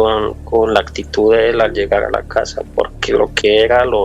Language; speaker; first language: Spanish; native; Spanish